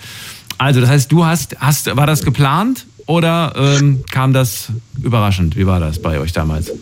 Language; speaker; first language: German; native; German